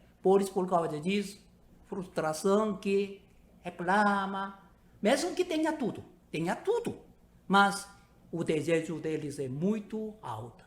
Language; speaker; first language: Portuguese; non-native, learner; Korean